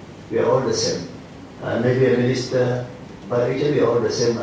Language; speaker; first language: English; non-native, local second language; Central Dusun